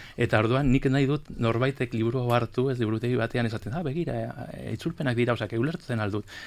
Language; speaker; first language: Basque; non-native, local second language; Spanish